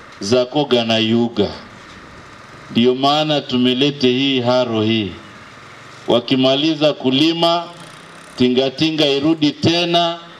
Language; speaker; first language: Swahili; non-native, local second language; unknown